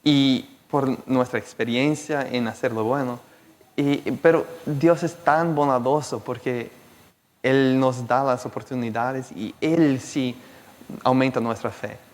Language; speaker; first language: Spanish; non-native, fluent; Portuguese